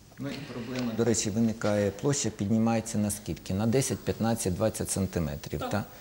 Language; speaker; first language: Ukrainian; native; Ukrainian